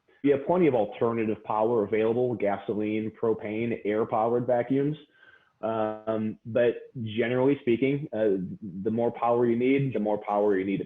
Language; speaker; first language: English; native; English